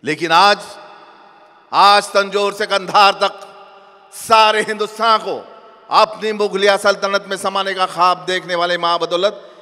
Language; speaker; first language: Hindi; non-native, local second language; Marathi